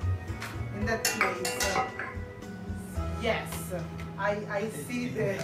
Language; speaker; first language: English; non-native, learner; Italian